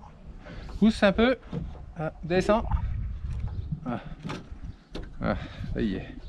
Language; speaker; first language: French; native; French